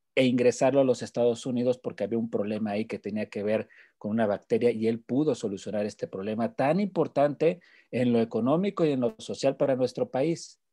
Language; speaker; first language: Spanish; native; Spanish